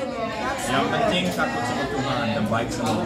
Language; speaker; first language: Indonesian; non-native, fluent; English